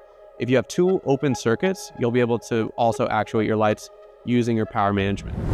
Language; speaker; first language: English; native; English